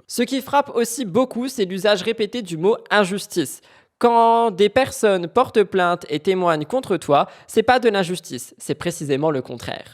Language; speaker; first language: French; native; French